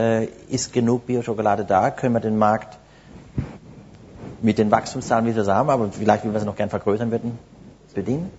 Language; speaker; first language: German; native; German